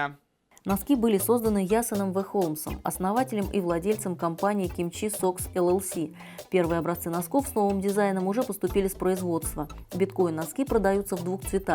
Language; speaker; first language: Russian; native; Russian